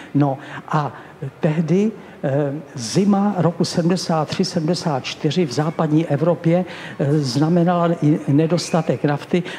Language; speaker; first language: Czech; native; Czech